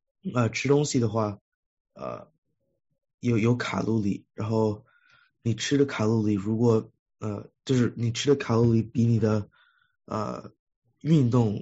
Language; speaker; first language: Chinese; early bilingual, heritage; Chinese